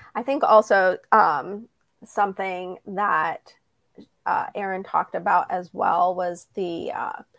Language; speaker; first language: English; native; English